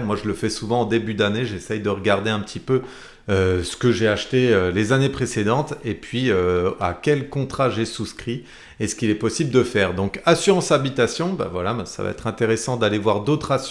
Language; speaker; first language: French; native; French